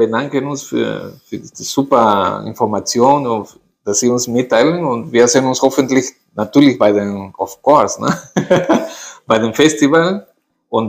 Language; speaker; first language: German; non-native, fluent; Spanish